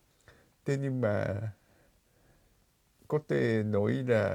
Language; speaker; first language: Vietnamese; non-native, fluent; Japanese